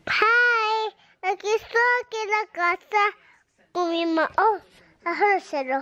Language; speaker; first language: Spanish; early bilingual, heritage; Spanish